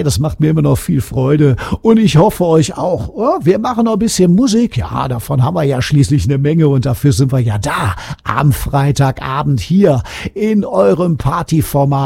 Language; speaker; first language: German; native; German